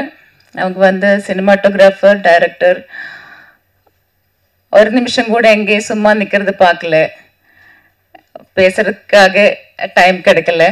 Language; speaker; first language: Tamil; non-native, learner; Malayalam